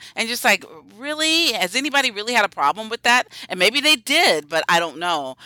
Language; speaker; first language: English; native; English